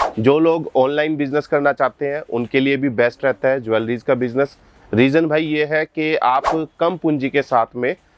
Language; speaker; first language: Hindi; native; Hindi